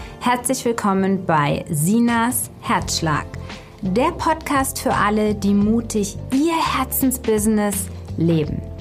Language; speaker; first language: German; native; German